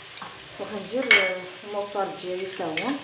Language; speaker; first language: Arabic; native; Arabic